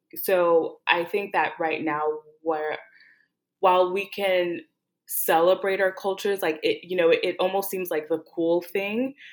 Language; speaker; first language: English; early bilingual, other home language; Haitian Creole